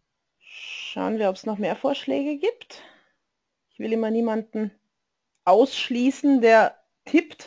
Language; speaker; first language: German; native; German